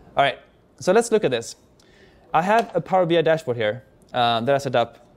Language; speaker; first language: English; non-native, fluent; Swedish